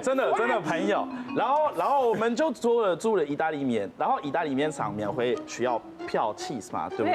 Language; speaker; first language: Chinese; non-native, fluent; French